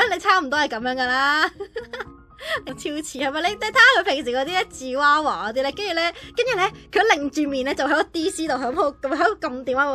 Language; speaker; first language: Cantonese; native; Cantonese